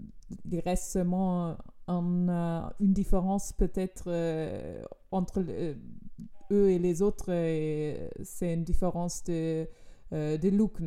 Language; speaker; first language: French; non-native, fluent; German